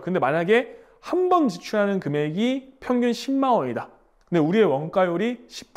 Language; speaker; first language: Korean; native; Korean